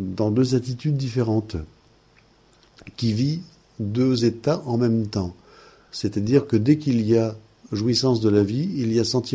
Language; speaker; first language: French; native; French